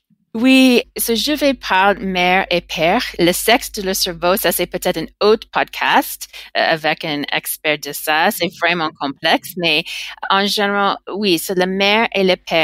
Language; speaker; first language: French; non-native, learner; English